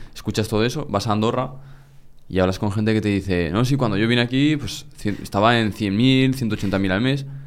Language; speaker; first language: Spanish; native; Spanish